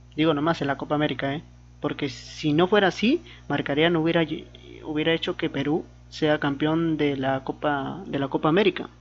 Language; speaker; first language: Spanish; native; Spanish